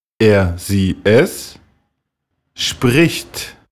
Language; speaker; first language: German; native; German